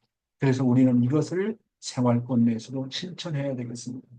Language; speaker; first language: Korean; native; Korean